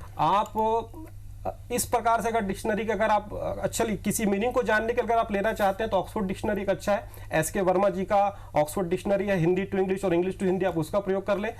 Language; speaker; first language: Hindi; native; Hindi